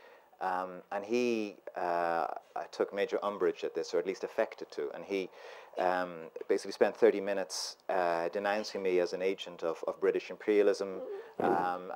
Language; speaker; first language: English; native; English